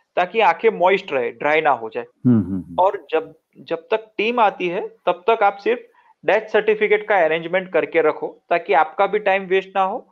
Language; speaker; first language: Hindi; non-native, local second language; Gujarati